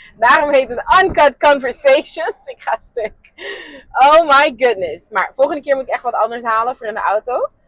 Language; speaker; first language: Dutch; non-native, local second language; Papiamento